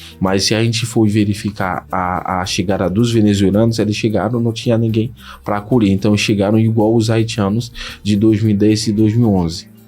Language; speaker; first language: Portuguese; non-native, fluent; Haitian Creole